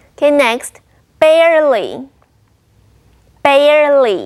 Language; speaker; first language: English; non-native, fluent; Chinese